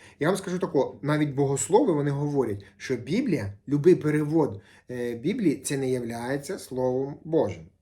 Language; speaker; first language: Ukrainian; native; Ukrainian